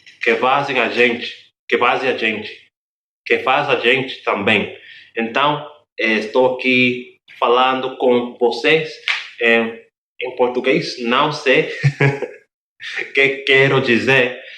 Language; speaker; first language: Portuguese; non-native, learner; English